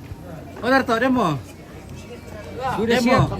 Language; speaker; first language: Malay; non-native, local second language; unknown